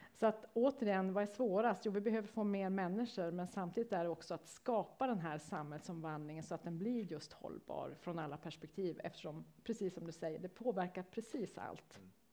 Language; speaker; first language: Swedish; native; Swedish